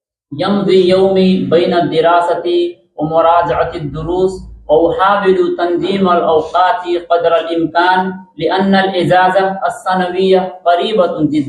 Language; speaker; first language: Arabic; non-native, learner; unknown